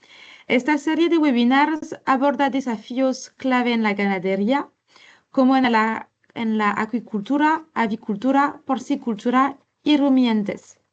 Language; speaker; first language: Spanish; non-native, learner; French